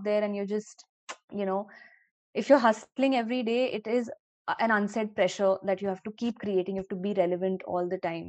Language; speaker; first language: English; non-native, local second language; Hindi